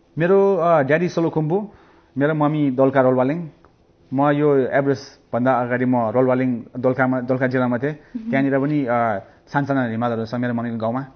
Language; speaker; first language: Nepali; early bilingual, heritage; Nepali